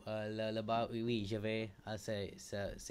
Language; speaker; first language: French; non-native, learner; English